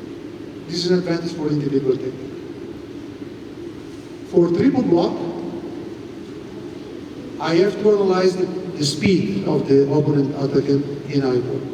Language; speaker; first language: English; non-native, fluent; Italian